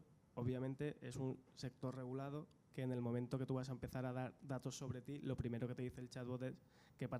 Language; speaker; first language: Spanish; native; Spanish